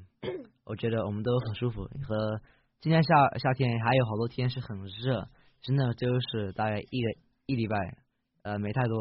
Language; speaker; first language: Chinese; early bilingual, heritage; Chinese